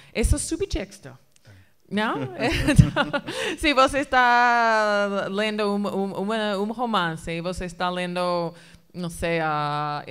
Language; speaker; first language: Portuguese; non-native, fluent; English